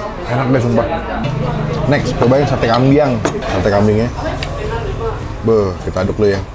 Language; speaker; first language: Indonesian; native; Indonesian